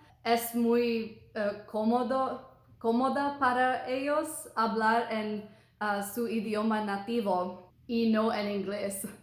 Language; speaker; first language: Spanish; non-native, learner; English